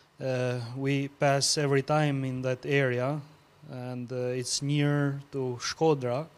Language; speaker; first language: English; non-native, learner; Albanian